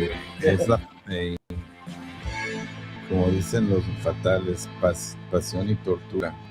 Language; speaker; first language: Spanish; early bilingual, heritage; Spanish